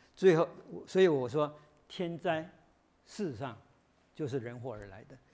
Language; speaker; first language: Chinese; native; Chinese